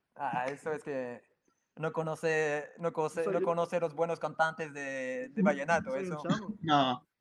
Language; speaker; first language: Spanish; non-native, fluent; French